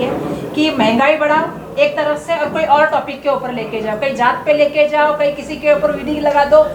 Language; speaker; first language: Hindi; non-native, local second language; Marathi